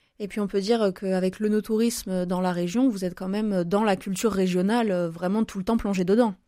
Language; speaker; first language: French; native; French